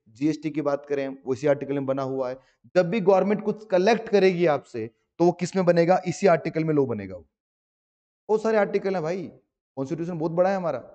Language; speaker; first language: Hindi; native; Hindi